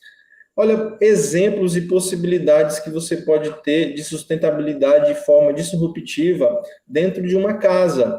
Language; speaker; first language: Portuguese; native; Portuguese